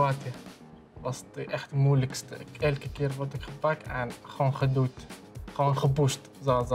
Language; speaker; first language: Dutch; early bilingual, other home language; Arabic